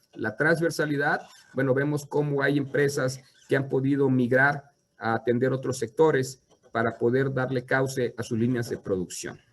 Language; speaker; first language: Spanish; native; Spanish